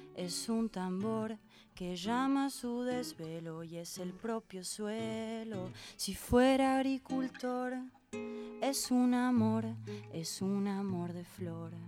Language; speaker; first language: Spanish; native; Spanish